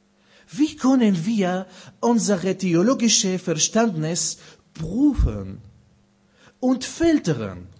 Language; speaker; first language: German; non-native, fluent; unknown